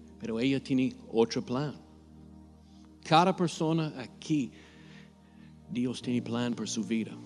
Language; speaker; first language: Spanish; non-native, learner; English